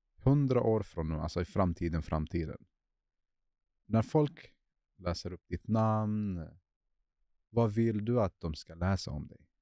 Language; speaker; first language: Swedish; non-native, fluent; Arabic